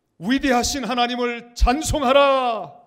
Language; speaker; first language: Korean; native; Korean